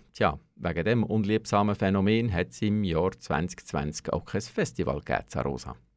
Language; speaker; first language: German; native; German